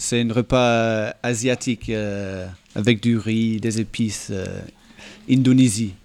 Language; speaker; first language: French; non-native, fluent; English